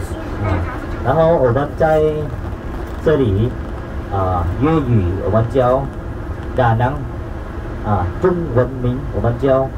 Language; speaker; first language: Chinese; non-native, fluent; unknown